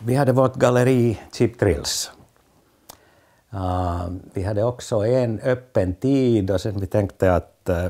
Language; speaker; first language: Swedish; non-native, fluent; Finnish